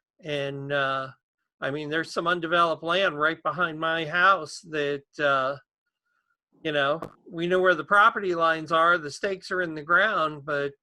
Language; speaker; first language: English; native; English